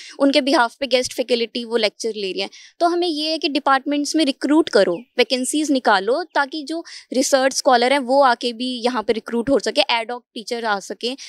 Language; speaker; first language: Hindi; native; Hindi